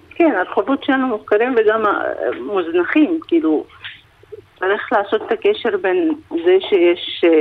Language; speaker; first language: Hebrew; non-native, local second language; Arabic